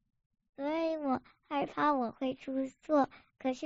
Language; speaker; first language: Chinese; early bilingual, heritage; Chinese